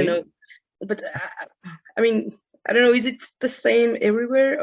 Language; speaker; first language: English; non-native, fluent; Georgian